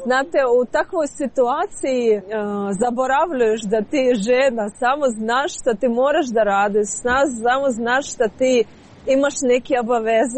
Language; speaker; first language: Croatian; non-native, fluent; Ukrainian